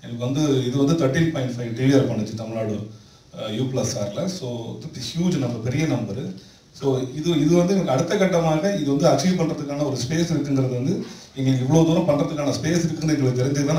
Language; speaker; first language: Tamil; native; Tamil